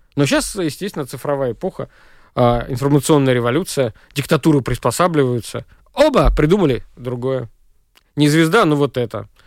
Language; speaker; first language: Russian; native; Russian